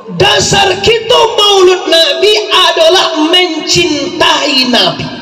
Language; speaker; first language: Malay; non-native, local second language; Minangkabau